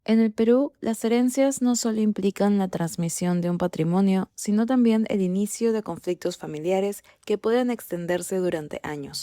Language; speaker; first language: Spanish; native; Spanish